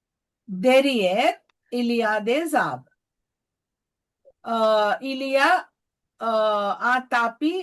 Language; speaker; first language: French; non-native, fluent; Telugu